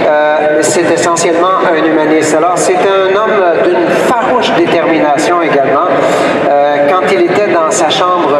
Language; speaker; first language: French; native; French